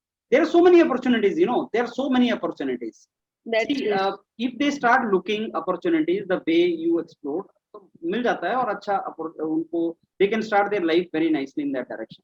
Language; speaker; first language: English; non-native, local second language; Hindi